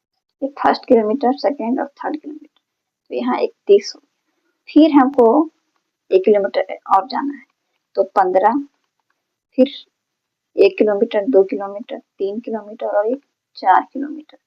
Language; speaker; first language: Hindi; native; Hindi